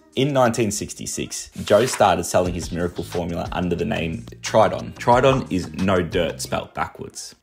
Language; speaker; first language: English; native; English